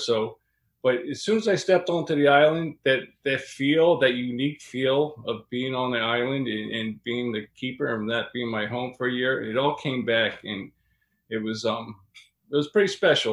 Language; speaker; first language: English; native; English